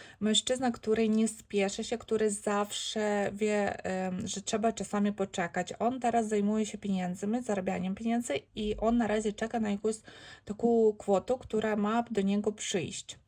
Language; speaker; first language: Polish; non-native, learner; Ukrainian